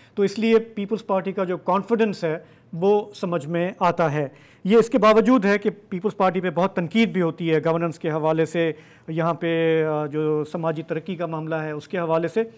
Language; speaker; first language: Urdu; non-native, local second language; Sindhi